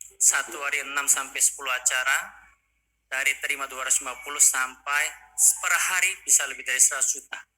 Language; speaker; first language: Indonesian; non-native, fluent; Korean